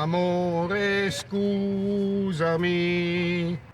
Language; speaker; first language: Italian; non-native, learner; Danish